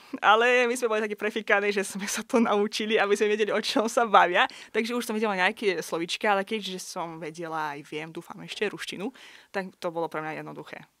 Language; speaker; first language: Slovak; non-native, fluent; Azerbaijani